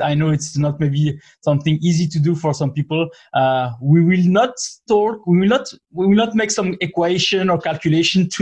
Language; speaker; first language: English; non-native, fluent; French